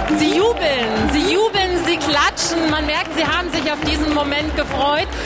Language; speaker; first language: German; native; German